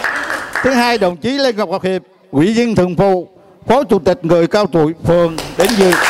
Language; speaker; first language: Vietnamese; native; Vietnamese